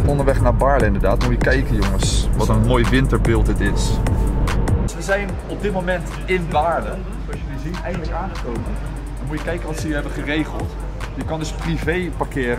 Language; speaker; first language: Dutch; native; Dutch